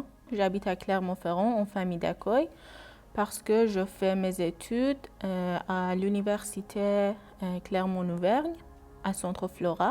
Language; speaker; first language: French; non-native, learner; Persian